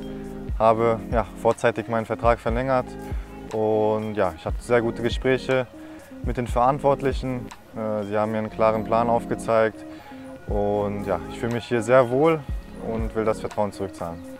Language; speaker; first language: German; non-native, fluent; Japanese